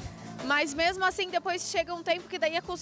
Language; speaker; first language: Portuguese; native; Portuguese